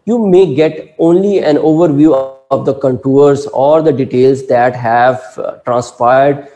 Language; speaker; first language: English; non-native, local second language; Urdu